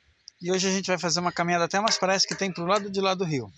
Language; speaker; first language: Portuguese; native; Portuguese